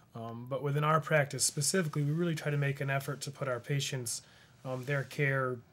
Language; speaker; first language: English; native; English